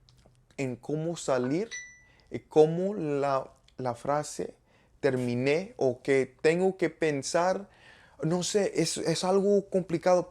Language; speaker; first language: Spanish; non-native, learner; English